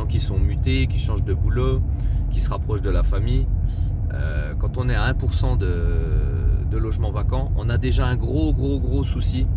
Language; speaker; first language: French; native; French